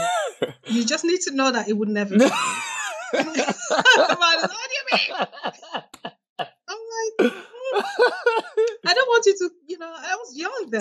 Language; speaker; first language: English; non-native, local second language; Yoruba